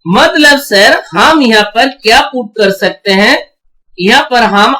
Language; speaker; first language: Hindi; non-native, local second language; Bangla